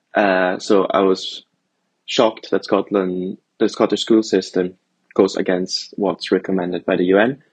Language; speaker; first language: English; early bilingual, other home language; Italian